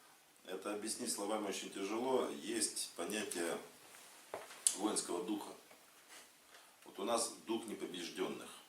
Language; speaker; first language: Russian; native; Russian